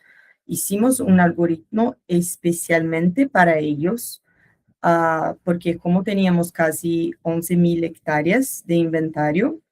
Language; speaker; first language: Spanish; non-native, learner; Portuguese